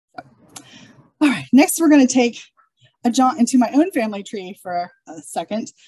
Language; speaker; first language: English; native; English